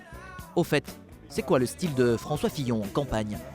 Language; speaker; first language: French; native; French